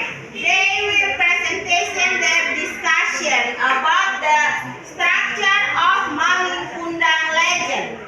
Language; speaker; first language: English; non-native, learner; Indonesian